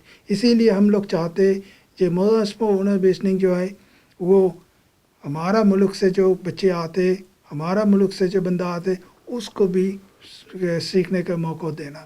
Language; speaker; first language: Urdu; non-native, fluent; Bangla